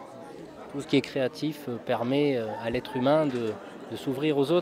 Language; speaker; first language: French; native; French